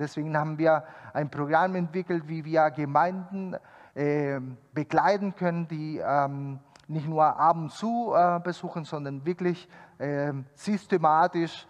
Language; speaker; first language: German; non-native, fluent; Spanish